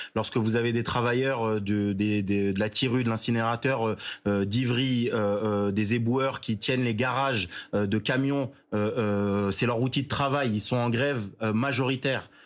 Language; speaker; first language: French; native; French